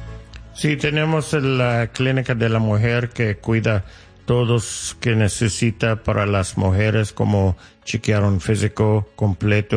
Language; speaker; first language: Spanish; non-native, learner; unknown